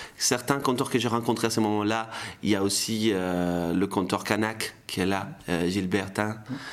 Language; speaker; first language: French; non-native, fluent; Spanish